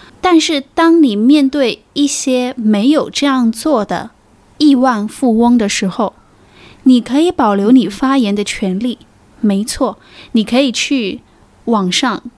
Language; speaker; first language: Chinese; native; Chinese